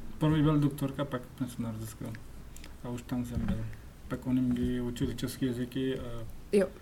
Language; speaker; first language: Czech; non-native, learner; Pashto